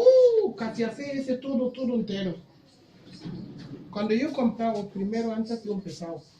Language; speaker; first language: Spanish; non-native, learner; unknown